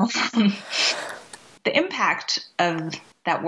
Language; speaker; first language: English; native; English